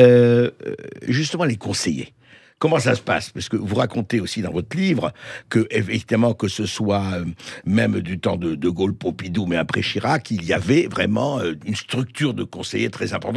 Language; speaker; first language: French; native; French